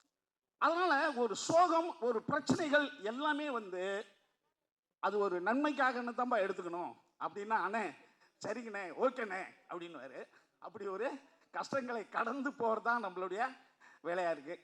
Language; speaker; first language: Tamil; native; Tamil